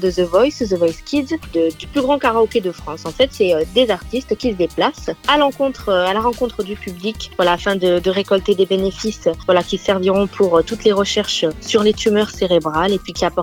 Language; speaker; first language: French; native; French